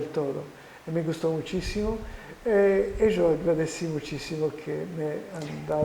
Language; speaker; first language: Spanish; non-native, fluent; Italian